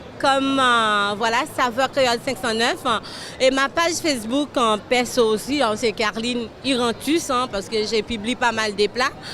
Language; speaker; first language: French; non-native, local second language; Haitian Creole